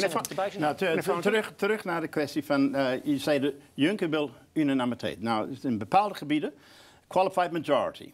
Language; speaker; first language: Dutch; non-native, fluent; English